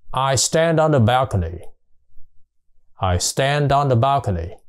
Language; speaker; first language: English; non-native, fluent; Vietnamese